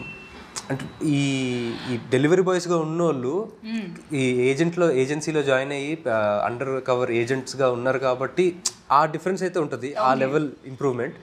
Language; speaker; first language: Telugu; native; Telugu